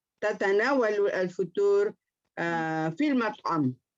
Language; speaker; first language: Arabic; non-native, learner; Malay